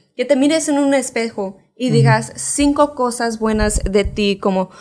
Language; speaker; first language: Spanish; early bilingual, heritage; Spanish